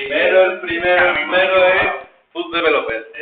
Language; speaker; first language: Spanish; native; Spanish